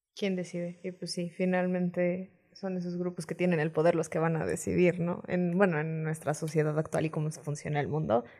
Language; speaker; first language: Spanish; native; Spanish